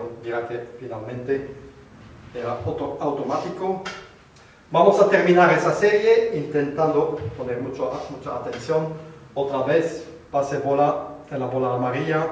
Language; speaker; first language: Spanish; non-native, fluent; French